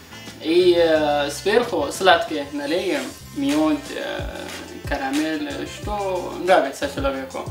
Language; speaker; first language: Russian; non-native, learner; Arabic